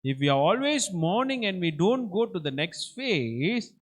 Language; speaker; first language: English; non-native, local second language; Tamil